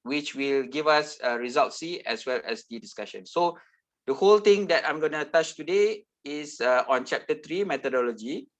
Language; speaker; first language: English; non-native, local second language; Malay